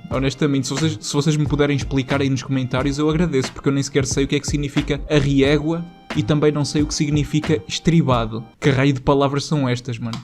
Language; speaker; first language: Portuguese; native; Portuguese